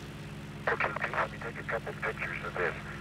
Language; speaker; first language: English; native; English